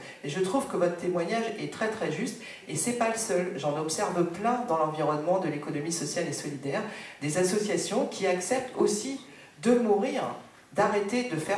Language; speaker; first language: French; native; French